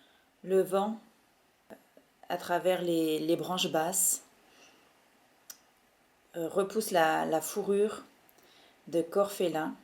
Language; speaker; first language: French; native; French